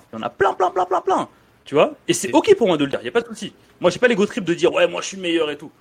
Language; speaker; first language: French; native; French